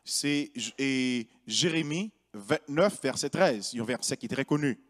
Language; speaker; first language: French; non-native, local second language; Haitian Creole